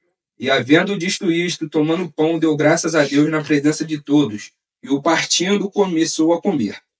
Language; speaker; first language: Portuguese; native; Portuguese